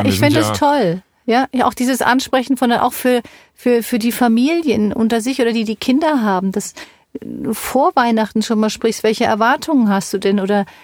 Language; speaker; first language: German; native; German